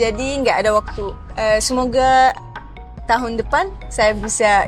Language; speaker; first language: Indonesian; non-native, fluent; Arabic